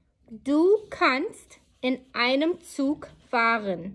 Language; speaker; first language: German; non-native, learner; English